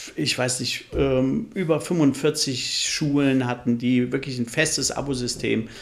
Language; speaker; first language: German; native; German